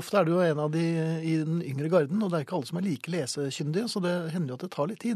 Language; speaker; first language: Norwegian; native; Norwegian